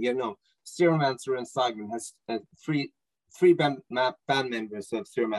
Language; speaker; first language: English; non-native, fluent; Norwegian